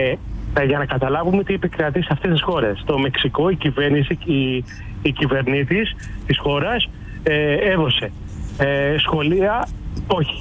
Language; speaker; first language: Greek; native; Greek